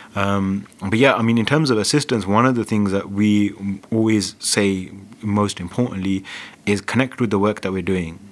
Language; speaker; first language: English; early bilingual, other home language; Punjabi